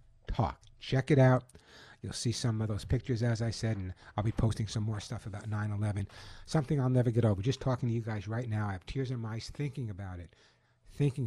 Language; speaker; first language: English; native; English